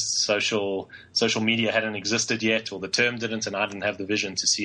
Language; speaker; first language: English; native; English